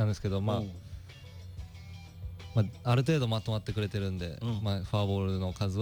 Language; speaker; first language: Japanese; native; Japanese